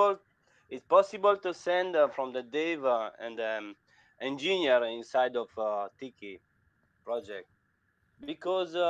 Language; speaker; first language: English; non-native, learner; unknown